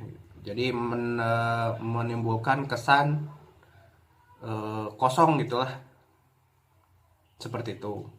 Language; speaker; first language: Indonesian; native; Indonesian